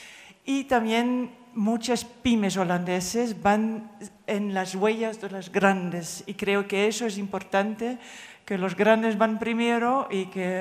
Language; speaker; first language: Spanish; non-native, fluent; Dutch